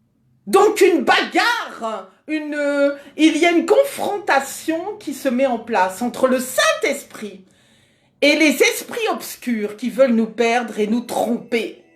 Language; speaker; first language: French; native; French